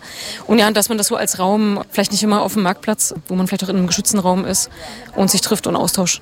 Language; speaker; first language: German; native; German